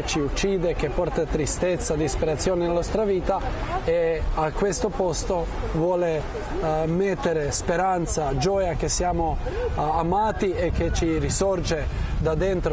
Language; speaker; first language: Italian; non-native, fluent; Croatian